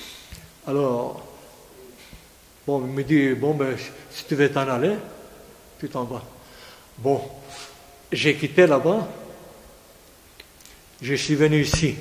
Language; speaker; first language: French; non-native, fluent; Greek